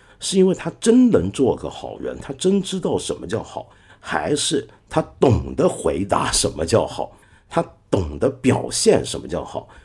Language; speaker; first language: Chinese; non-native, local second language; Cantonese